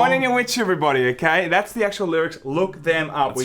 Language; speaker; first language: English; native; English